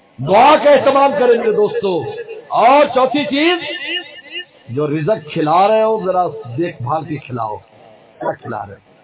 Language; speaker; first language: Urdu; non-native, local second language; Pashto